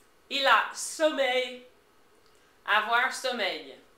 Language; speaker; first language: French; non-native, fluent; English